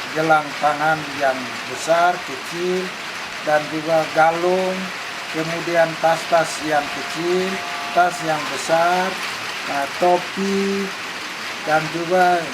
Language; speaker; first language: Indonesian; non-native, local second language; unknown